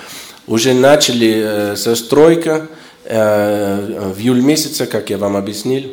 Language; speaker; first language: Russian; non-native, fluent; German